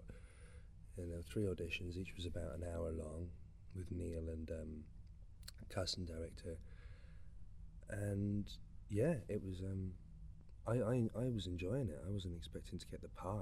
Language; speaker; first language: English; native; English